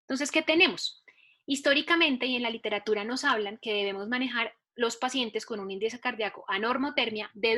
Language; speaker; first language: Spanish; native; Spanish